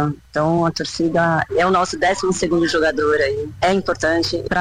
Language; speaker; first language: Portuguese; native; Portuguese